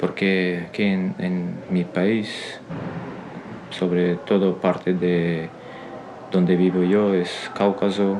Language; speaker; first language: Spanish; non-native, fluent; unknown